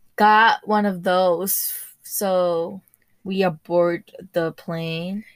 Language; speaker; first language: English; early bilingual, other home language; Spanish